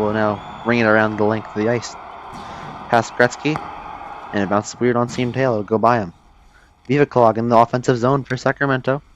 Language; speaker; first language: English; native; English